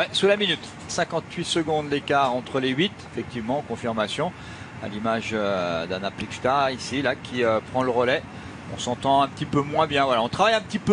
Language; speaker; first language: French; native; French